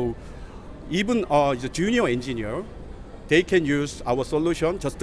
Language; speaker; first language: English; non-native, learner; Korean